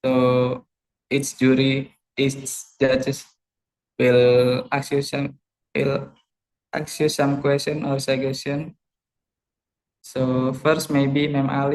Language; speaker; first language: English; non-native, learner; Indonesian